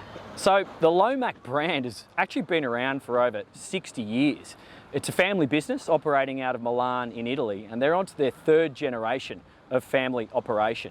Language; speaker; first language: English; native; English